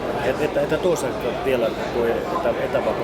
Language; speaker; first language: Russian; non-native, learner; Finnish